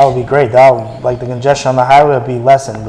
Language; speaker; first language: English; native; English